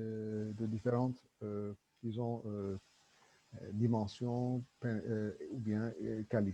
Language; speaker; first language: French; non-native, learner; Turkish